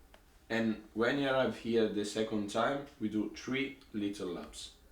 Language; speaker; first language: English; non-native, learner; Italian